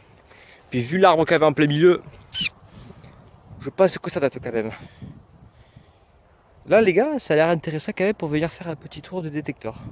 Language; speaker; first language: French; native; French